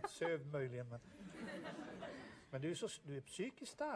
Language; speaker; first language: Swedish; native; Swedish